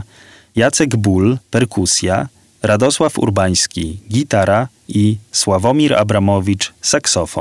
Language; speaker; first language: Polish; native; Polish